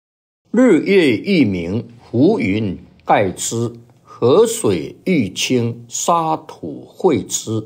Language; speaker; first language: Chinese; native; Chinese